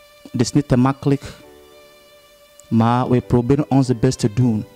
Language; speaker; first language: Dutch; non-native, fluent; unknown